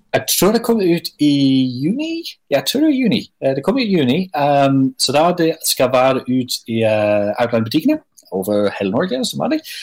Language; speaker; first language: Norwegian; non-native, fluent; English